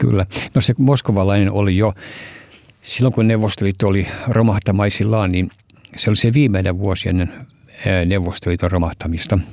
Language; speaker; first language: Finnish; non-native, fluent; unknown